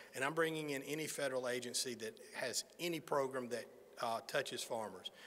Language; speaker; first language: English; native; English